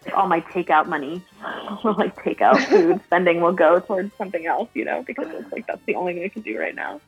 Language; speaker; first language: English; native; English